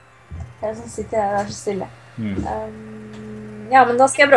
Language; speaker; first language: Norwegian; native; Norwegian